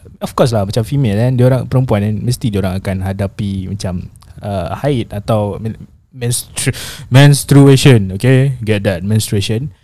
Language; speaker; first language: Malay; native; Malay